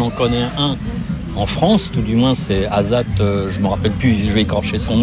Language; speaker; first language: French; native; French